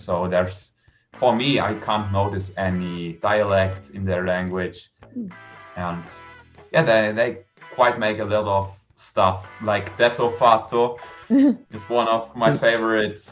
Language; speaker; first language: English; non-native, fluent; German